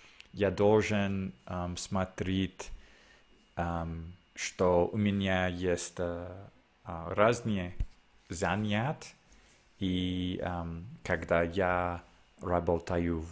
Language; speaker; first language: Russian; non-native, learner; Spanish